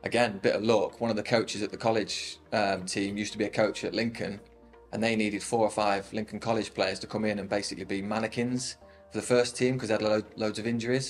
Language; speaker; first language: English; native; English